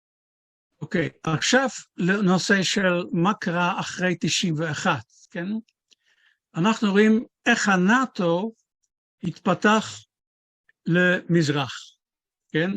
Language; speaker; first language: Hebrew; non-native, fluent; Dutch